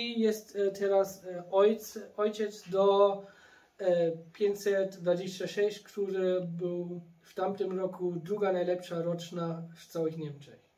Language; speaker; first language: Polish; early bilingual, heritage; German